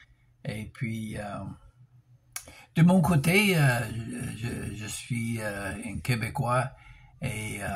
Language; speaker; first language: French; non-native, local second language; English